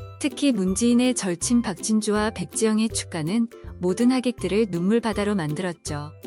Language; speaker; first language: Korean; native; Korean